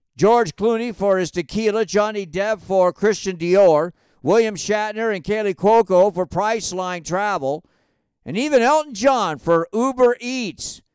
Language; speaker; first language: English; native; English